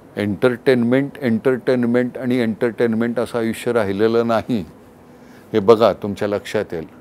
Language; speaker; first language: Marathi; native; Marathi